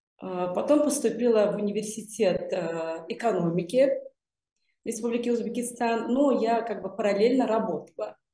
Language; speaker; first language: Russian; non-native, local second language; Uzbek